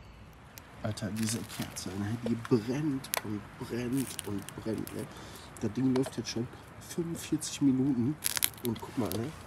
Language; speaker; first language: German; native; German